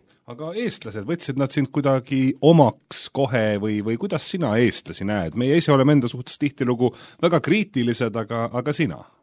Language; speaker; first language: Estonian; native; Estonian